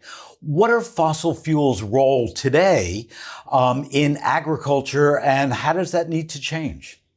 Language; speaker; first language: English; native; English